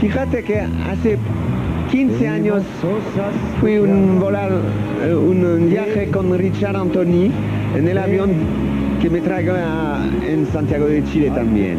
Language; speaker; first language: Spanish; non-native, learner; French